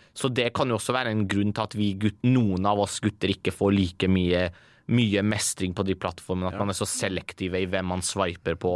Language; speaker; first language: Norwegian; early bilingual, other home language; Persian